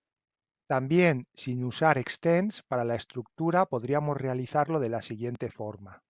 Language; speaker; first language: Spanish; native; Spanish